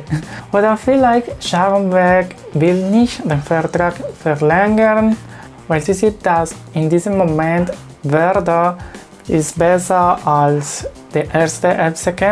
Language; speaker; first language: German; non-native, learner; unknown